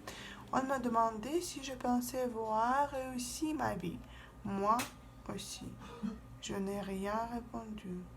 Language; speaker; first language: French; non-native, fluent; Russian